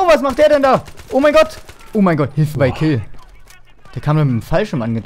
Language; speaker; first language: German; native; German